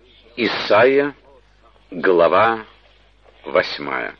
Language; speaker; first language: Russian; native; Russian